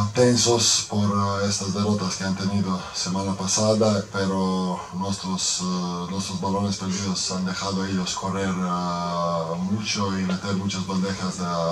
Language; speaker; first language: Spanish; non-native, fluent; Croatian